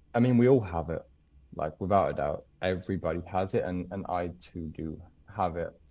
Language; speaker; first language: English; native; English